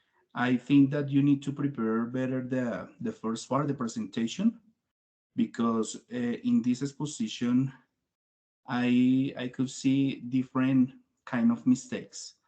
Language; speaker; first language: English; non-native, fluent; Spanish